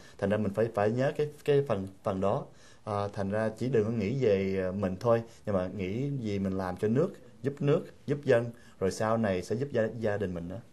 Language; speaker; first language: Vietnamese; early bilingual, heritage; Vietnamese